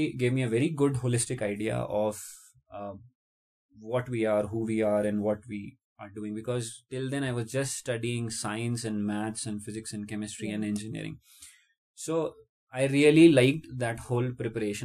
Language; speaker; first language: English; non-native, local second language; Hindi